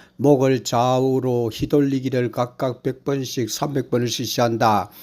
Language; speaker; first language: Korean; native; Korean